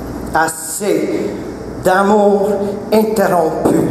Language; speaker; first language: French; non-native, local second language; English